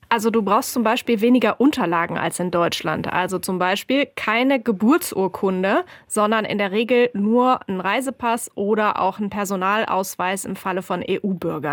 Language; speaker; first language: German; native; German